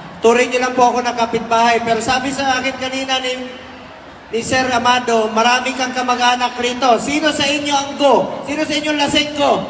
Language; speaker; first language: Filipino; non-native, local second language; Cebuano